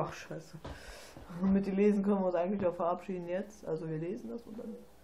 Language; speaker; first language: German; native; German